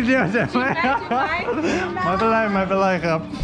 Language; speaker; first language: Thai; non-native, learner; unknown